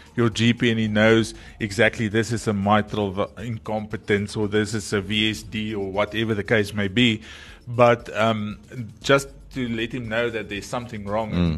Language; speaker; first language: English; non-native, local second language; Afrikaans